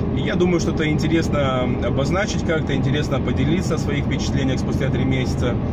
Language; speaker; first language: Russian; non-native, local second language; Romanian